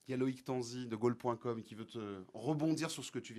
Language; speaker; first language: French; native; French